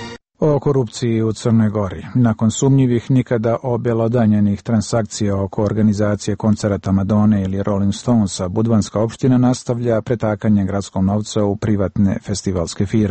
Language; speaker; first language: Bosnian; native; Bosnian